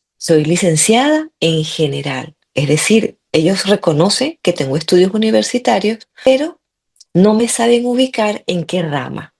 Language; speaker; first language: Spanish; native; Spanish